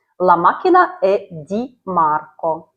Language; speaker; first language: Italian; non-native, fluent; Ukrainian